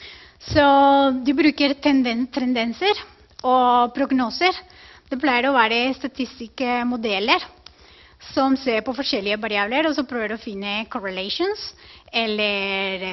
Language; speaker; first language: Norwegian; non-native, fluent; Spanish